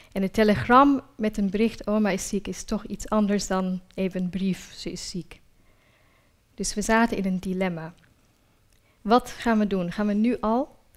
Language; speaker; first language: Dutch; early bilingual, other home language; Urdu